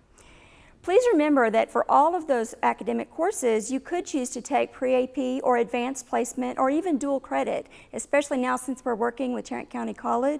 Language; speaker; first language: English; native; English